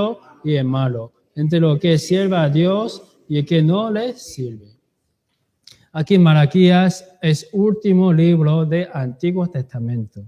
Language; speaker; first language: Spanish; non-native, learner; Chinese